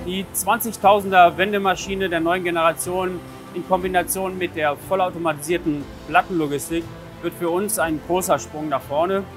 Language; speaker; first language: German; native; German